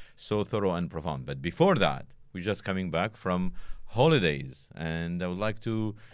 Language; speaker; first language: English; non-native, fluent; Arabic